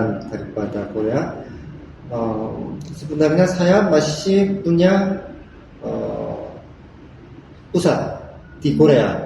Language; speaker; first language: Indonesian; non-native, learner; Korean